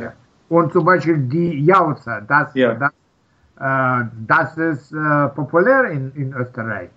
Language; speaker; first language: German; non-native, learner; Russian